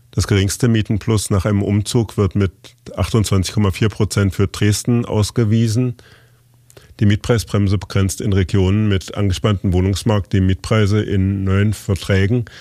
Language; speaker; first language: German; native; German